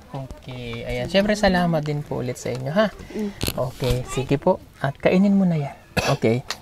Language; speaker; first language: Filipino; non-native, local second language; Cebuano